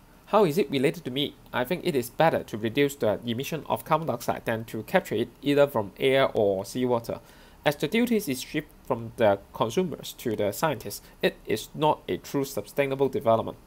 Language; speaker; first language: English; non-native, local second language; Cantonese